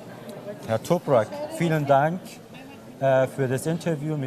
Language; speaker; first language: German; non-native, fluent; Kurdish